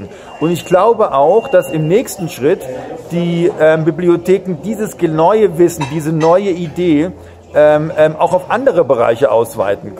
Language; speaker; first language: German; native; German